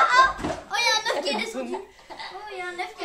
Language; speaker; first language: French; native; French